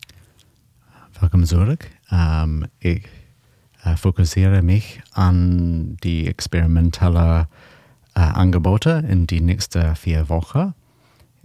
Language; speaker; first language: German; non-native, learner; English